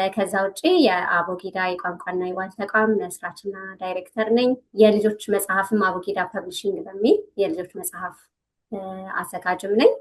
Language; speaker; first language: Amharic; native; Amharic